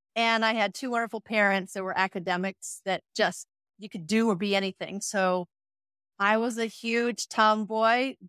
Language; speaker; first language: English; native; English